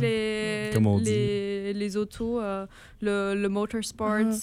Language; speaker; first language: French; non-native, fluent; German